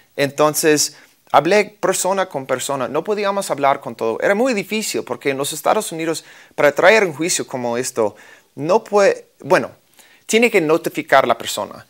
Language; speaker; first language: Spanish; non-native, fluent; English